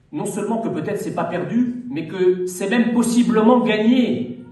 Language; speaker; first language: French; early bilingual, other home language; Arabic